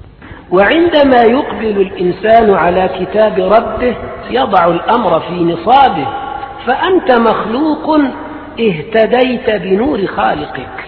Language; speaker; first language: Arabic; native; Arabic